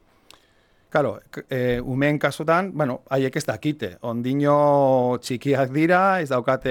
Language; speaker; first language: Basque; non-native, local second language; Spanish